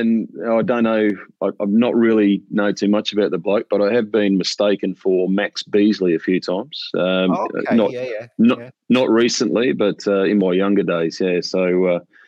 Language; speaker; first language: English; native; English